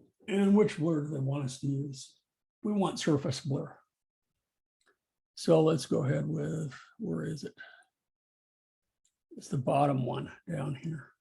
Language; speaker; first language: English; native; English